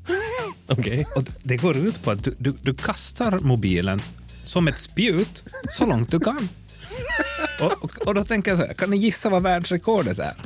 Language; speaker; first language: Swedish; native; Swedish